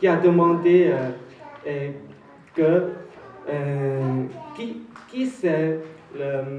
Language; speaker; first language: French; non-native, learner; Chinese